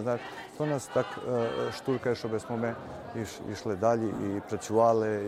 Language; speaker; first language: Ukrainian; early bilingual, heritage; Ukrainian